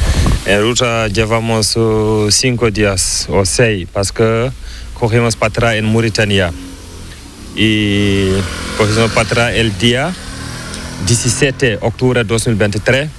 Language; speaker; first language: Spanish; non-native, learner; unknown